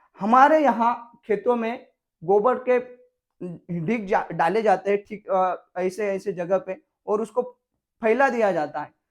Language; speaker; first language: Hindi; non-native, local second language; Marathi